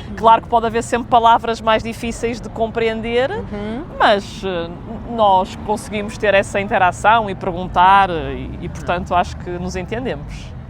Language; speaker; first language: Portuguese; native; Portuguese